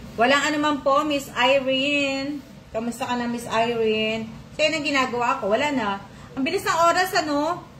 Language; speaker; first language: Filipino; non-native, local second language; Cebuano